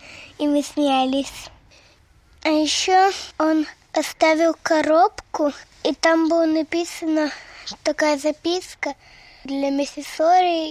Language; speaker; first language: Russian; early bilingual, heritage; Russian